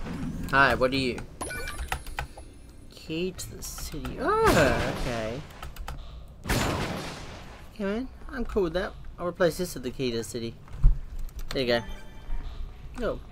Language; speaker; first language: English; native; English